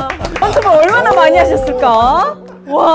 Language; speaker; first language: Korean; native; Korean